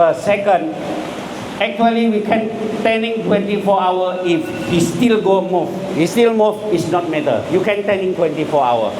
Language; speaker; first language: English; non-native, learner; Indonesian